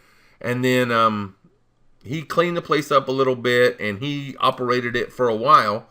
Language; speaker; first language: English; native; English